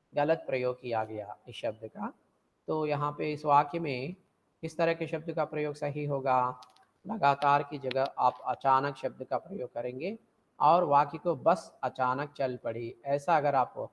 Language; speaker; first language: Hindi; non-native, local second language; Telugu